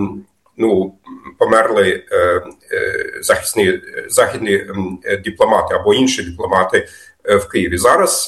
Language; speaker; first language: Ukrainian; non-native, fluent; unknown